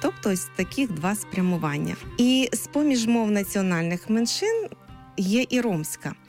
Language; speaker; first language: Ukrainian; native; Ukrainian